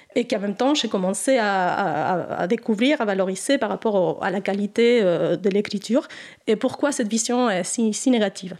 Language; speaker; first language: French; non-native, fluent; Spanish